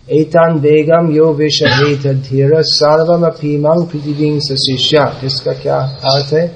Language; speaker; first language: Hindi; non-native, fluent; English